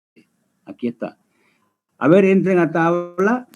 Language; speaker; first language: Spanish; native; Spanish